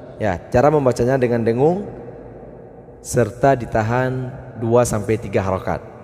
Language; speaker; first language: Malay; native; Malay